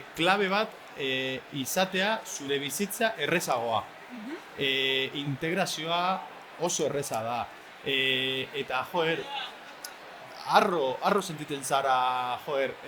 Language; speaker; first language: Basque; non-native, learner; Spanish